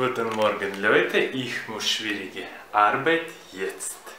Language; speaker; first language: German; non-native, learner; Russian